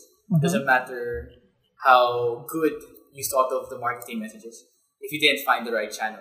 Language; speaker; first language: English; non-native, local second language; Hiligaynon